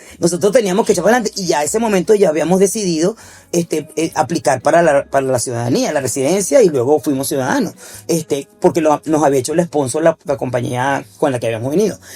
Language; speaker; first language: Spanish; native; Spanish